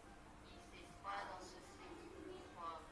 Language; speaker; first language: French; non-native, learner; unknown